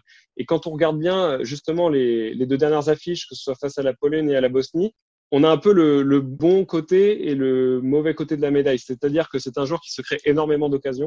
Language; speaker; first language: French; native; French